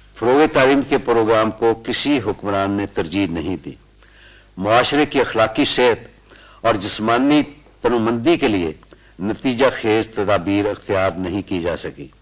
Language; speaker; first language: Urdu; non-native, local second language; Punjabi